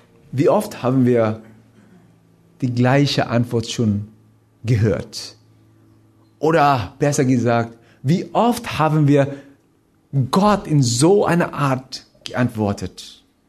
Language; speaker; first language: German; non-native, fluent; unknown